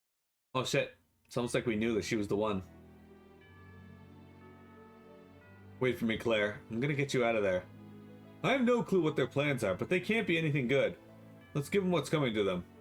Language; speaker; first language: English; native; English